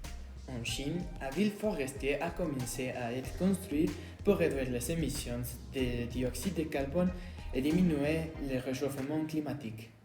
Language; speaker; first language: French; non-native, learner; Spanish